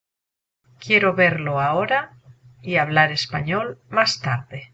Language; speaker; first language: Spanish; non-native, learner; English